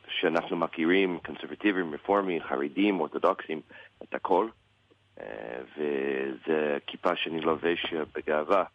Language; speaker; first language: Hebrew; non-native, learner; English